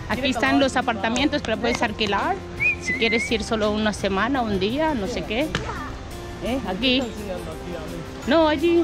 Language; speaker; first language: Spanish; non-native, learner; Filipino